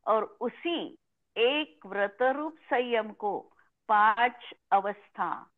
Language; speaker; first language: Hindi; non-native, local second language; Marathi